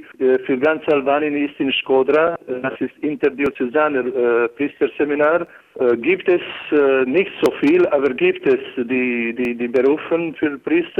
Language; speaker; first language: German; non-native, learner; Albanian